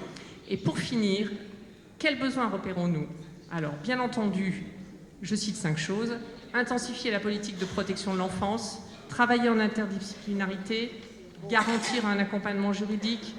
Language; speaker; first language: French; native; French